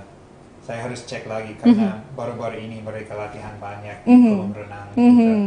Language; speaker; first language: Indonesian; non-native, fluent; English